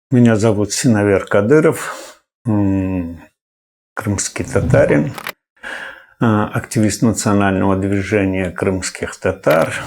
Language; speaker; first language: Russian; non-native, local second language; Crimean Tatar